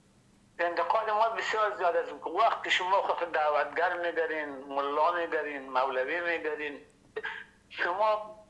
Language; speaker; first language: Persian; native; Persian